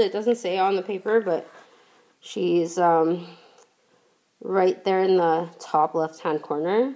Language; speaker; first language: English; native; English